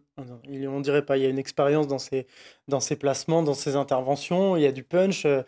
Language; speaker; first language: French; native; French